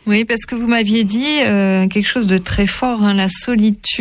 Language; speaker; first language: French; native; French